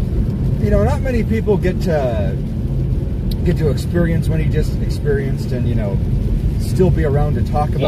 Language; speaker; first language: English; native; English